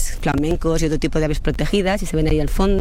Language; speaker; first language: Spanish; native; Spanish